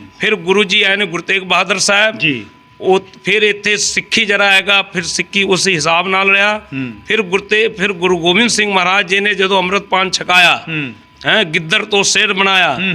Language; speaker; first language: Punjabi; non-native, local second language; Hindi